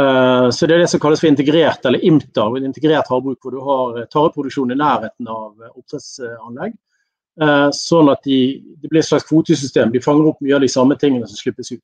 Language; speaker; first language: Norwegian; native; Norwegian